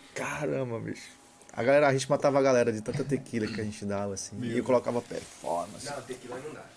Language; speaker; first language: Portuguese; native; Portuguese